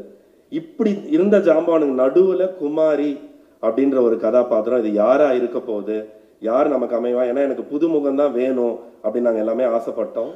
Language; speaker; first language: Tamil; native; Tamil